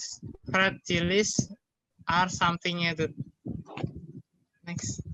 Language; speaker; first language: English; non-native, learner; Indonesian